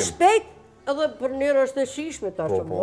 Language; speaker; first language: Albanian; native; Albanian